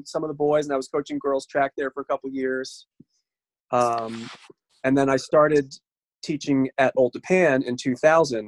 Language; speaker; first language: English; native; English